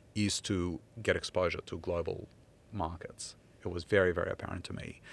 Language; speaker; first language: English; non-native, fluent; Ukrainian